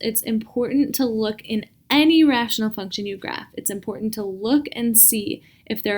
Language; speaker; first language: English; native; English